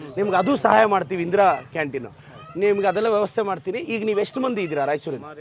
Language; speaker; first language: Kannada; native; Kannada